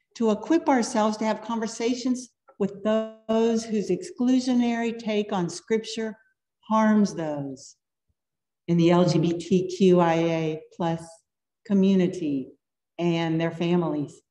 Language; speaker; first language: English; native; English